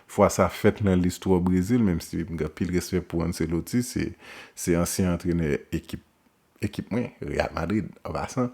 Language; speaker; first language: French; non-native, local second language; Haitian Creole